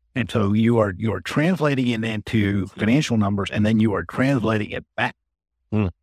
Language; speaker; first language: English; native; English